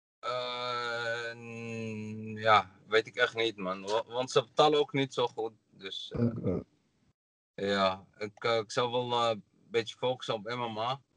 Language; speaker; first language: Dutch; non-native, learner; Arabic